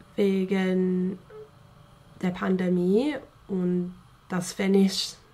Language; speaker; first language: German; non-native, fluent; English